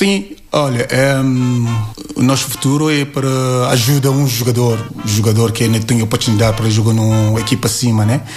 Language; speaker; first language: Portuguese; non-native, learner; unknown